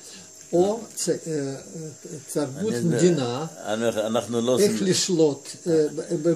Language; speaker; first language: Hebrew; non-native, fluent; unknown